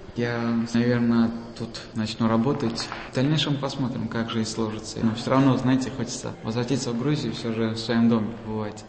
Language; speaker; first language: Russian; early bilingual, other home language; Georgian